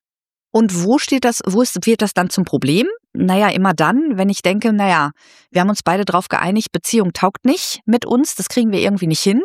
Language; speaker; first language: German; native; German